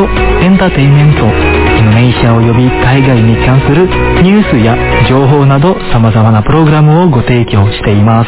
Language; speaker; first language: Japanese; non-native, fluent; Indonesian